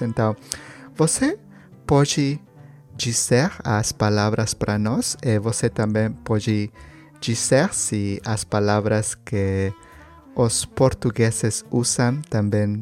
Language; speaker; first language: Portuguese; non-native, learner; Spanish